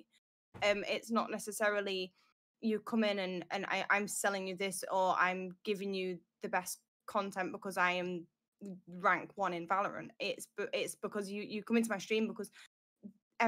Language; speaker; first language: English; native; English